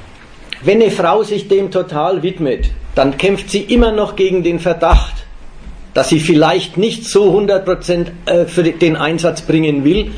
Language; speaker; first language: German; native; German